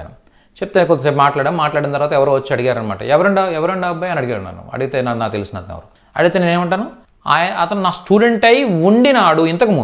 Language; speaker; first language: Telugu; native; Telugu